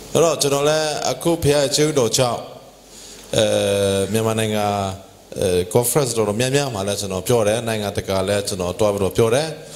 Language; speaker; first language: Burmese; non-native, local second language; Hakha Chin